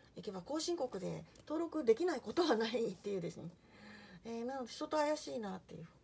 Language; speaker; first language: Japanese; native; Japanese